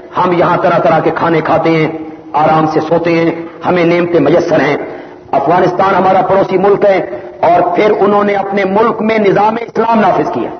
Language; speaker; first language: Urdu; non-native, local second language; Punjabi